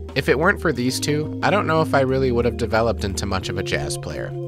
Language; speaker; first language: English; native; English